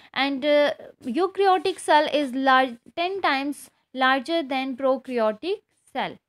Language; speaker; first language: English; non-native, local second language; Hindi